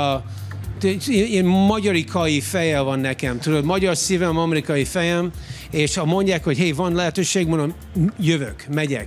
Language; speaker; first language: Hungarian; early bilingual, heritage; English